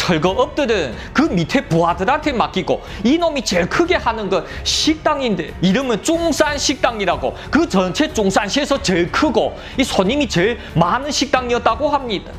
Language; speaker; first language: Korean; native; Korean